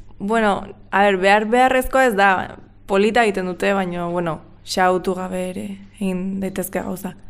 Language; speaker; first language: Basque; non-native, local second language; Spanish